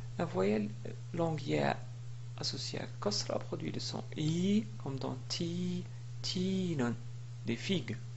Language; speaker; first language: French; native; French